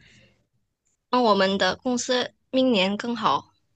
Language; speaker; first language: Chinese; non-native, learner; Indonesian